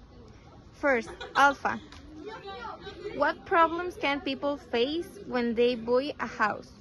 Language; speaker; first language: English; non-native, fluent; Spanish